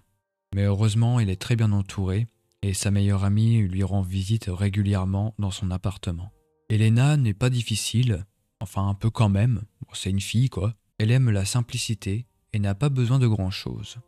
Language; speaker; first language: French; native; French